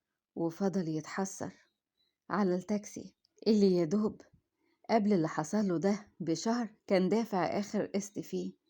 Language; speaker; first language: Arabic; native; Arabic